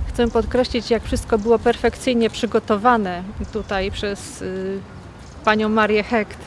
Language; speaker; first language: Polish; native; Polish